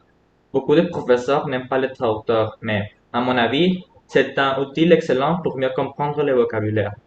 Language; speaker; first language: French; non-native, fluent; Spanish